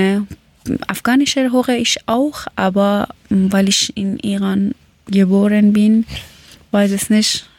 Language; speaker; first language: German; non-native, learner; Persian